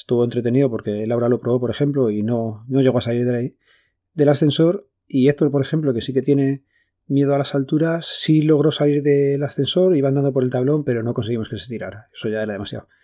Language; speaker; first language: Spanish; native; Spanish